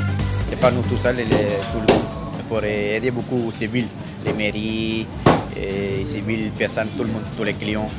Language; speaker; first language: French; non-native, learner; Tamil